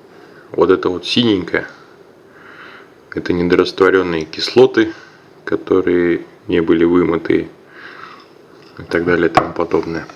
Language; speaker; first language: Russian; native; Russian